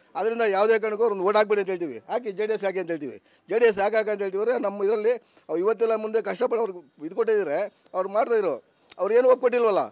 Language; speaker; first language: Kannada; native; Kannada